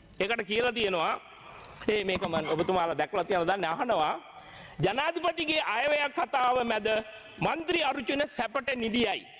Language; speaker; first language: Sinhala; non-native, local second language; Tamil